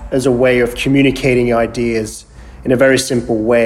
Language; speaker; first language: English; native; English